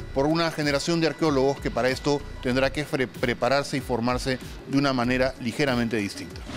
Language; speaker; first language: Spanish; native; Spanish